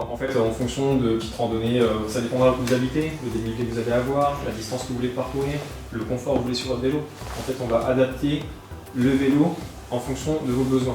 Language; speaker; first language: French; native; French